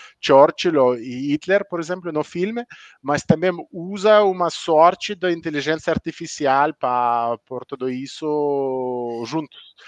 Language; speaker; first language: Portuguese; non-native, fluent; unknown